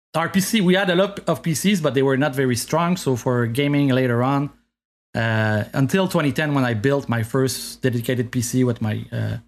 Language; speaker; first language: English; non-native, fluent; French